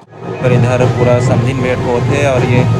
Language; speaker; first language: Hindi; non-native, local second language; Chhattisgarhi